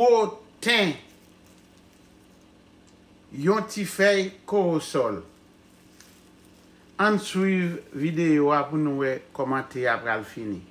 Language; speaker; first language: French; non-native, learner; Haitian Creole